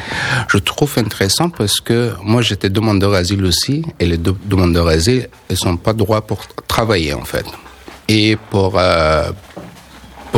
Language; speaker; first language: French; non-native, learner; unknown